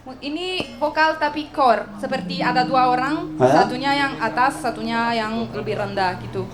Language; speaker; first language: Indonesian; non-native, fluent; Italian